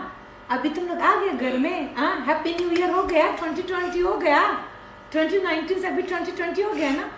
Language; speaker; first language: Hindi; non-native, local second language; Pashto